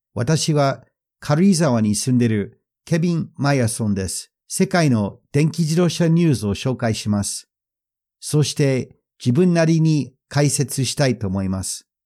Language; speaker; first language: Japanese; non-native, fluent; English